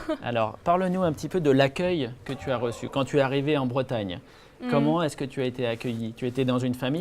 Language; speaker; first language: French; native; French